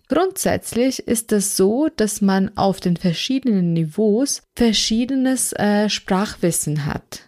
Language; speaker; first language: German; non-native, fluent; Ukrainian